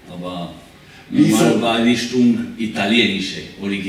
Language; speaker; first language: German; non-native, learner; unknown